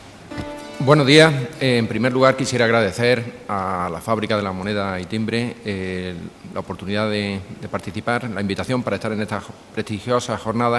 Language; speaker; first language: Spanish; native; Spanish